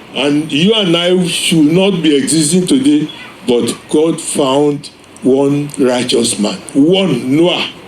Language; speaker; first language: English; non-native, local second language; Yoruba